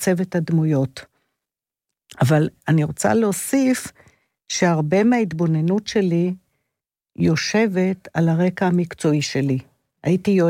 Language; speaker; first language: Hebrew; native; Hebrew